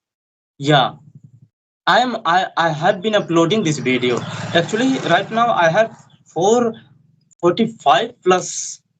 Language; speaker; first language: English; non-native, learner; Hindi